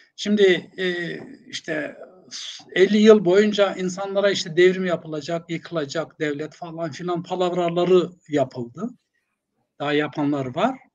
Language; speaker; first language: Turkish; non-native, local second language; Zaza